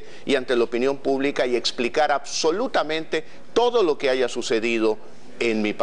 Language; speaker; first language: Spanish; native; Spanish